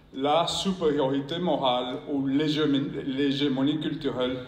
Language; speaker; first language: French; non-native, fluent; Spanish